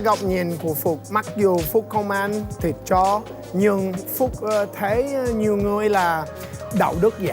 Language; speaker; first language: Vietnamese; non-native, learner; English